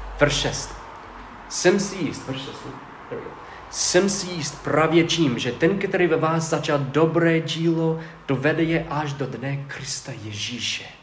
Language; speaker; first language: Czech; non-native, fluent; English